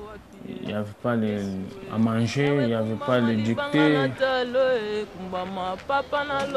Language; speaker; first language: French; non-native, learner; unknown